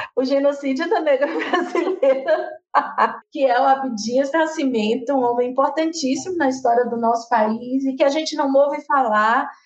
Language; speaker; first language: Portuguese; native; Portuguese